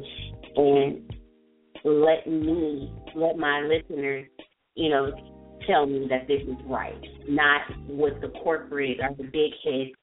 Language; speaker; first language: English; native; English